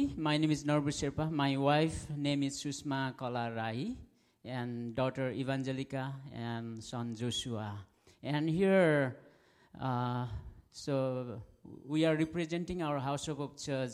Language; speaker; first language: English; non-native, local second language; Nepali